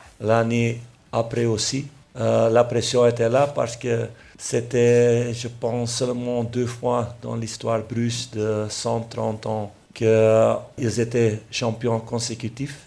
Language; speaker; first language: French; non-native, local second language; Dutch